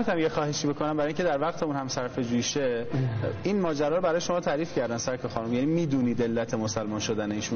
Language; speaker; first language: Persian; native; Persian